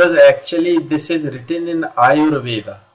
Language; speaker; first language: English; non-native, local second language; Hindi